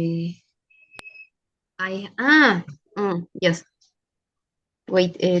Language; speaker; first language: English; non-native, learner; Spanish